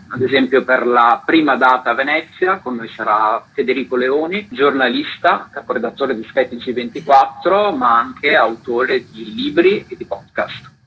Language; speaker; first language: Italian; native; Italian